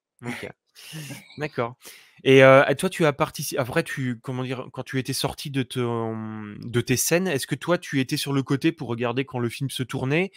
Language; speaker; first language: French; native; French